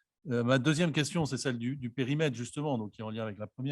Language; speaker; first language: French; native; French